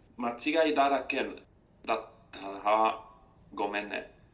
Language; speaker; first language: Japanese; non-native, learner; Swedish